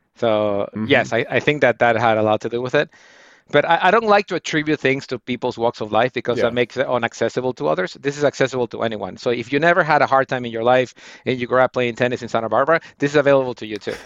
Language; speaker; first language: English; non-native, fluent; Spanish